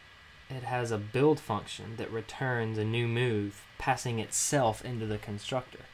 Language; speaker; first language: English; native; English